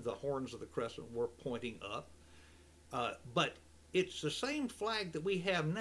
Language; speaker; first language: English; native; English